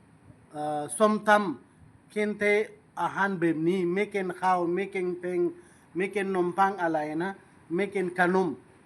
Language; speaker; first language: Thai; native; Thai